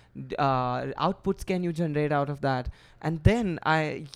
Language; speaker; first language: English; non-native, local second language; Gujarati